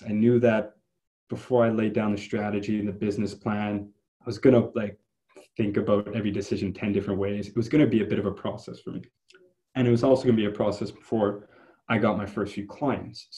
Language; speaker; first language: English; native; English